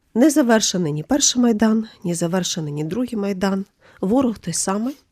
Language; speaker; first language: Ukrainian; native; Ukrainian